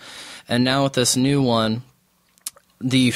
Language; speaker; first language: English; native; English